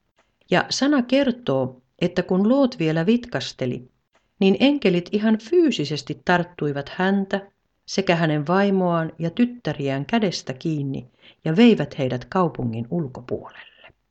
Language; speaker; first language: Finnish; native; Finnish